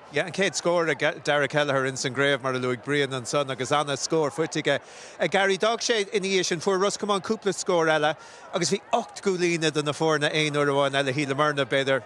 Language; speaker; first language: Irish; native; Irish